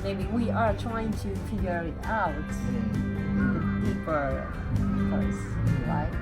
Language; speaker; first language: English; non-native, learner; Japanese